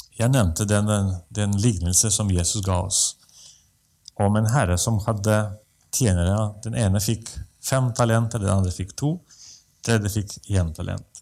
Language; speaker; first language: Norwegian; non-native, fluent; Russian